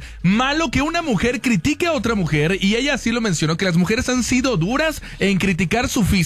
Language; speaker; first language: Spanish; native; Spanish